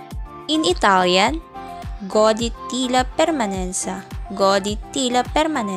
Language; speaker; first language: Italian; non-native, learner; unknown